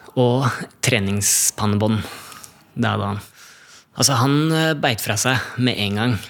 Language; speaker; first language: Norwegian; native; Norwegian